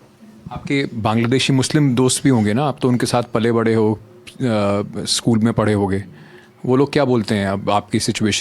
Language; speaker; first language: Hindi; native; Hindi